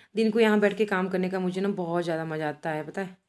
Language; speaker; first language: Hindi; native; Hindi